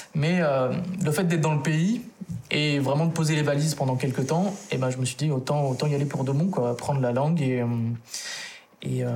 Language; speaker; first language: French; native; French